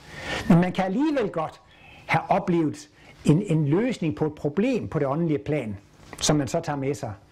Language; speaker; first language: Danish; native; Danish